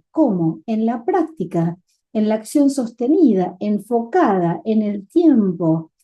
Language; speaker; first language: Spanish; native; Spanish